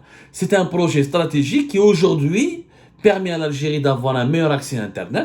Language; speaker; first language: French; non-native, local second language; Arabic